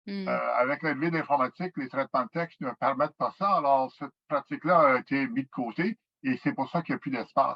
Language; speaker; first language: French; native; French